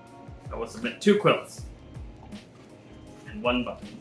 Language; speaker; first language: English; native; English